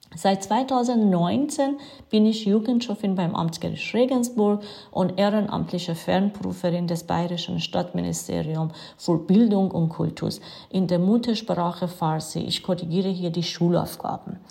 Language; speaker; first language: German; non-native, fluent; Persian